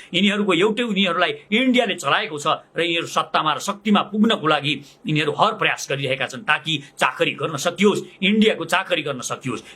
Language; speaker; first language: Nepali; native; Nepali